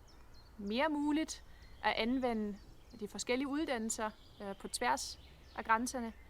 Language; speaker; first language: Danish; non-native, fluent; German